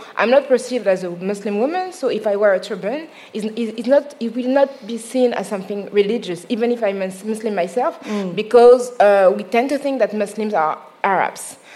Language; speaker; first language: English; non-native, fluent; French